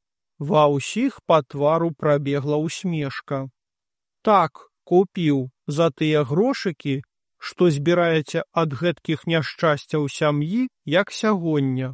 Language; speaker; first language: Belarusian; native; Belarusian